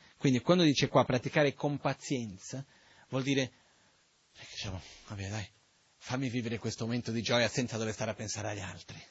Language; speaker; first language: Italian; non-native, fluent; Portuguese